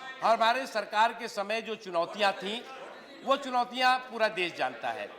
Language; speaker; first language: Hindi; native; Hindi